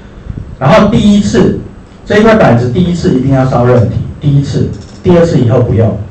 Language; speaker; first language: Chinese; native; Chinese